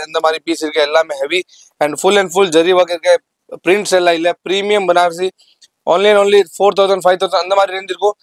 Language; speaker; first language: Tamil; non-native, local second language; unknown